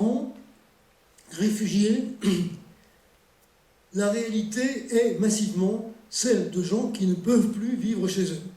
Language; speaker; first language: French; native; French